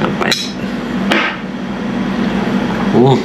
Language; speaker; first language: Japanese; non-native, learner; Portuguese